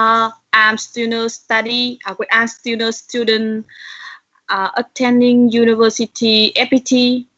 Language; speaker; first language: English; non-native, learner; Vietnamese